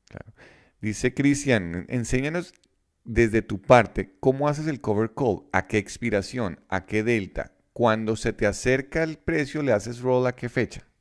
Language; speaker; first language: Spanish; native; Spanish